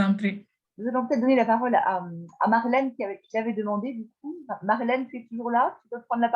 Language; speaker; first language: French; native; French